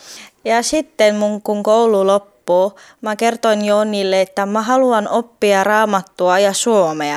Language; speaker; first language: Finnish; non-native, fluent; Turkish